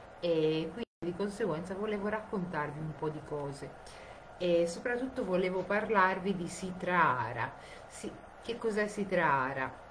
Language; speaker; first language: Italian; native; Italian